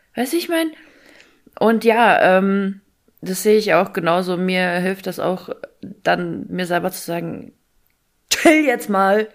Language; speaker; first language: German; early bilingual, other home language; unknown